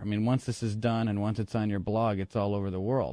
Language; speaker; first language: English; native; English